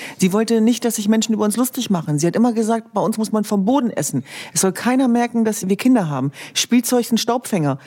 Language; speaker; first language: German; early bilingual, other home language; Kurdish